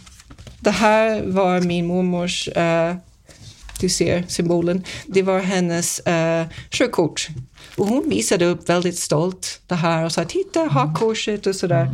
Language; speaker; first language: Swedish; non-native, fluent; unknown